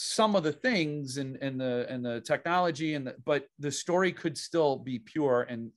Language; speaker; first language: English; native; English